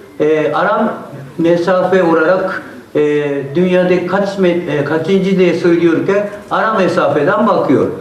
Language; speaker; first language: Turkish; non-native, learner; Japanese